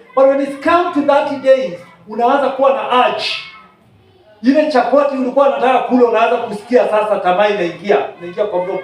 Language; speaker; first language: Swahili; non-native, local second language; Kikuyu